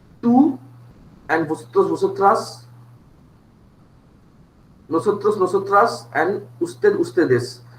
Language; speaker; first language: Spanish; non-native, fluent; Bangla